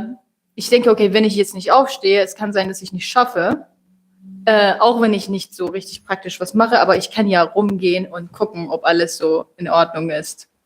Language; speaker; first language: German; non-native, fluent; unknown